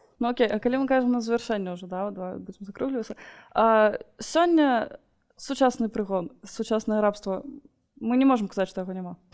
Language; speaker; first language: Belarusian; non-native, local second language; Russian